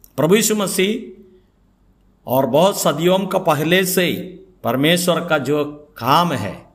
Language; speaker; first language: Hindi; non-native, local second language; Malayalam